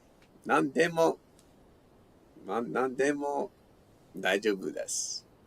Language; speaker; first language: Japanese; non-native, learner; English